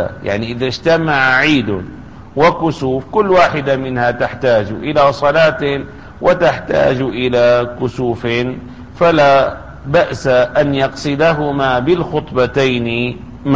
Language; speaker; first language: Arabic; native; Arabic